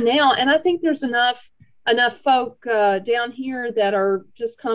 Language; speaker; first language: English; native; English